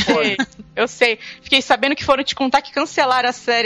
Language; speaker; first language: Portuguese; native; Portuguese